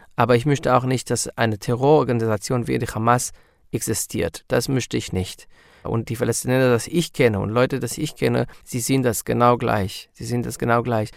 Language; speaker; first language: German; non-native, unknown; Hebrew